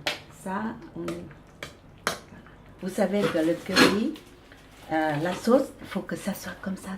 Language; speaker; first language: French; early bilingual, other home language; Vietnamese